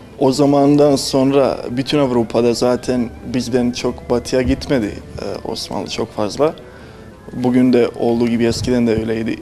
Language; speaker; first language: Turkish; non-native, fluent; Bosnian